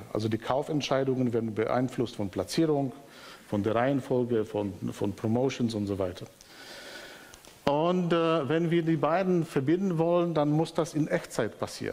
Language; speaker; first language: German; non-native, fluent; Polish